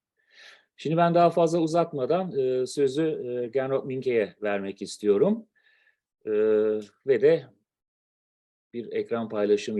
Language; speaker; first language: Turkish; native; Turkish